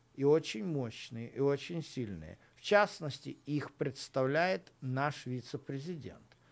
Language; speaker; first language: Russian; native; Russian